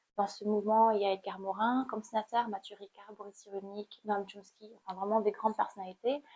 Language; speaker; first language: French; non-native, fluent; Khmer